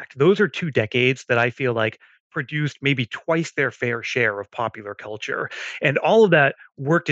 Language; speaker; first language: English; native; English